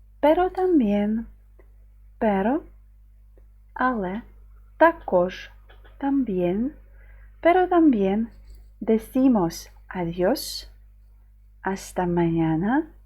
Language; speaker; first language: Spanish; non-native, fluent; Ukrainian